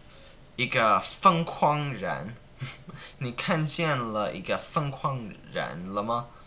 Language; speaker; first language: Chinese; non-native, learner; English